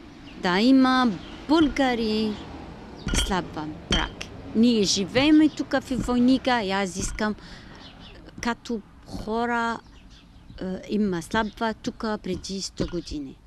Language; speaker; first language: Bulgarian; non-native, learner; Arabic